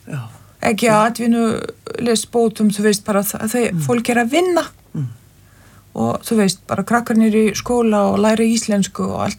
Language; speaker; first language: Icelandic; non-native, fluent; Lithuanian